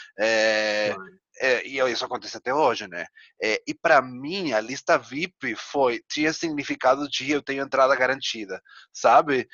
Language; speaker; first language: Portuguese; non-native, fluent; Spanish